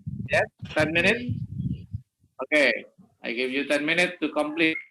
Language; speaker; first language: English; non-native, fluent; Indonesian